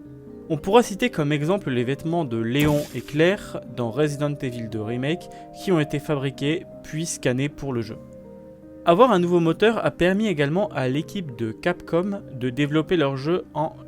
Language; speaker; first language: French; native; French